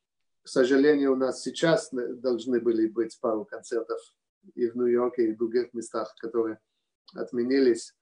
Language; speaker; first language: Russian; early bilingual, heritage; Russian